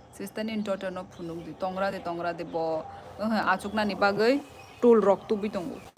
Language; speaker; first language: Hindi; non-native, local second language; Kok Borok